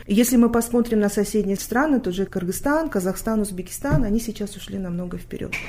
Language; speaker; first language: Russian; non-native, local second language; Tajik